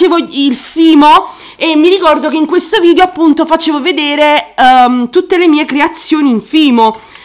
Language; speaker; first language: Italian; native; Italian